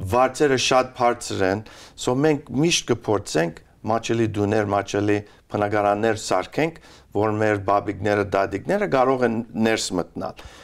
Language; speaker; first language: Armenian; early bilingual, heritage; Armenian